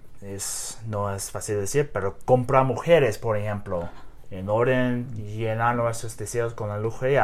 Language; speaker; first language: Spanish; non-native, learner; English